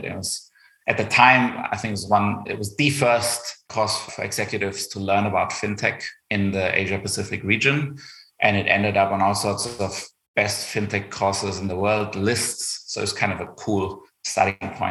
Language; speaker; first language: English; non-native, fluent; German